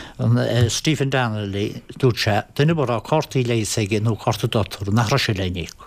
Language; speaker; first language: Irish; native; Irish